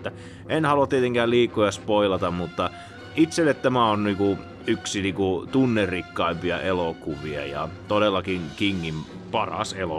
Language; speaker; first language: Finnish; native; Finnish